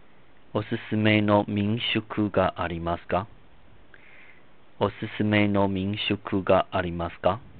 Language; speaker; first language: Japanese; non-native, fluent; Chinese